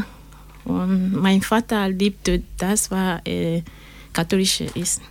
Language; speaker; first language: German; non-native, learner; French